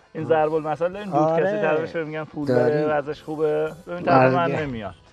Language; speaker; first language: Persian; native; Persian